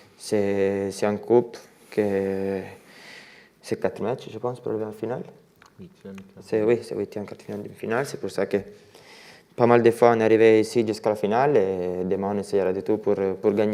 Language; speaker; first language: French; non-native, fluent; Italian